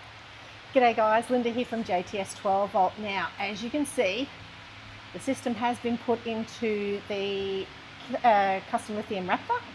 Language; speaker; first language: English; native; English